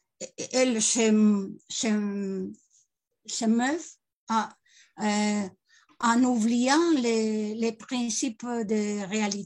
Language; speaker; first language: French; non-native, learner; Spanish